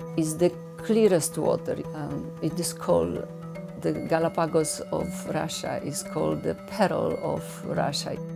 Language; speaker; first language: English; non-native, fluent; Polish